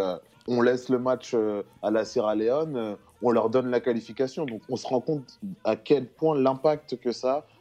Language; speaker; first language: French; native; French